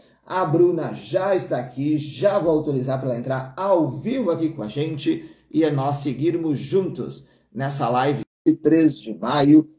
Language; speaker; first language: Portuguese; native; Portuguese